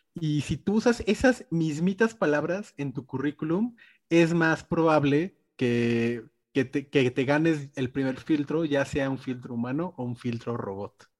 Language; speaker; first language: Spanish; native; Spanish